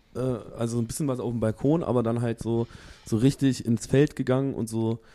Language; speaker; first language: German; native; German